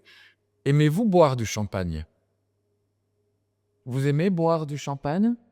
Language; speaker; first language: French; native; French